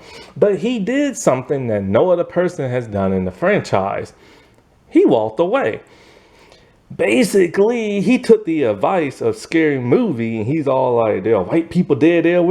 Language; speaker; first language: English; native; English